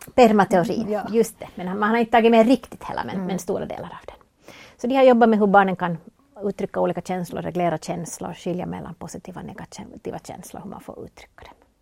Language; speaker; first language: Swedish; native; Swedish